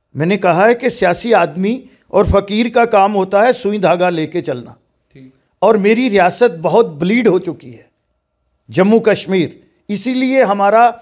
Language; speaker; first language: Hindi; non-native, local second language; Dogri